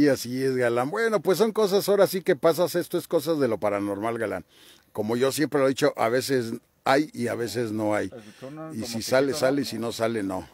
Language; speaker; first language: Spanish; native; Spanish